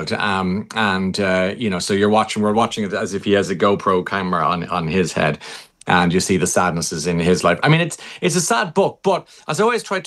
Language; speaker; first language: English; native; English